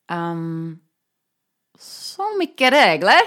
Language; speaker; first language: Swedish; non-native, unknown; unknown